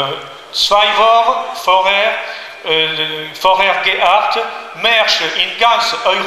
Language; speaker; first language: German; non-native, learner; French